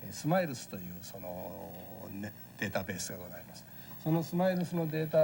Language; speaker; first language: Japanese; native; Japanese